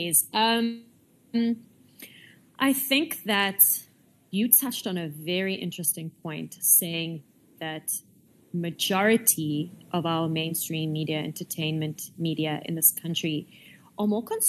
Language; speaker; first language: English; native; English